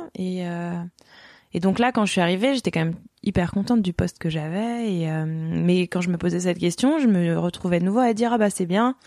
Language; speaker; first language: French; native; French